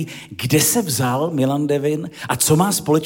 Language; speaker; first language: Czech; native; Czech